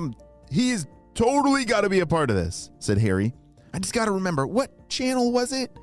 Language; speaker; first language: English; native; English